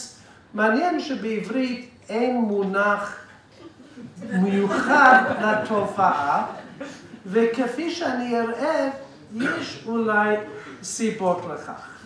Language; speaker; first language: Hebrew; non-native, fluent; English